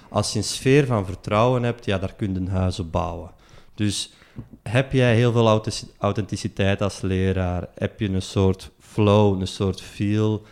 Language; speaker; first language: Dutch; native; Dutch